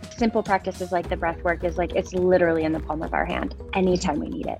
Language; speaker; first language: English; native; English